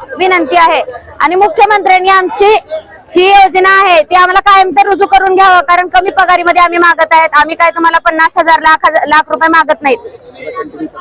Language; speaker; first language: Marathi; native; Marathi